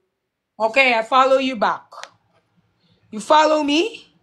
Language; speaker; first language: English; non-native, learner; Filipino